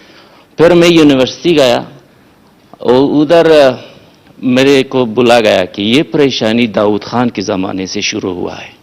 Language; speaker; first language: Hindi; non-native, fluent; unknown